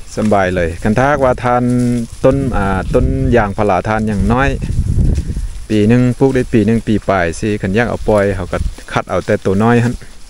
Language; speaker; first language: Lao; native; Lao